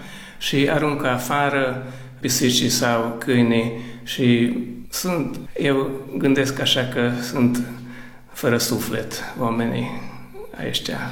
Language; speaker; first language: Romanian; early bilingual, heritage; Romanian